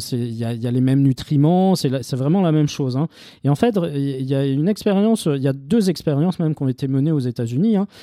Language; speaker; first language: French; native; French